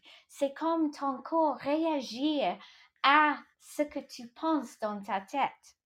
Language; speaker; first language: French; non-native, local second language; English